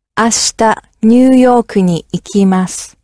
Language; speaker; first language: Japanese; non-native, learner; English